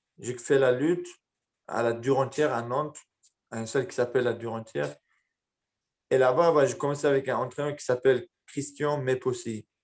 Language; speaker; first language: French; early bilingual, other home language; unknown